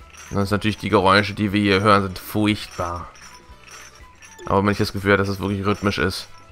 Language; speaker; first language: German; native; German